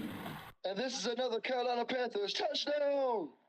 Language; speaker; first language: English; native; English